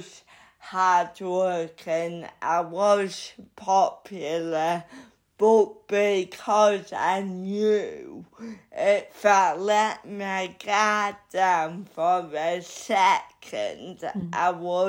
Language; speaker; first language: English; native; English